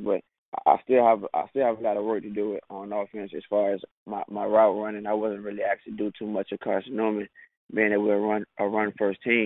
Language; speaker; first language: English; native; English